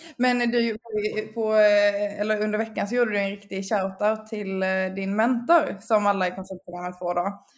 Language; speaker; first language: Swedish; native; Swedish